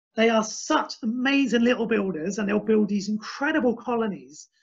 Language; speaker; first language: English; native; English